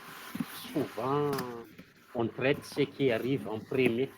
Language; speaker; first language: French; non-native, local second language; Malagasy